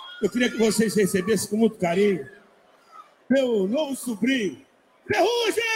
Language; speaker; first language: Portuguese; native; Portuguese